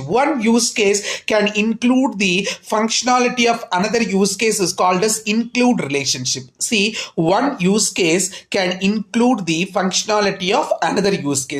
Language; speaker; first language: English; non-native, local second language; Tamil